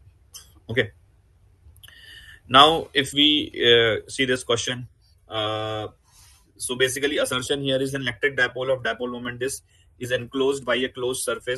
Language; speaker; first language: English; non-native, local second language; Hindi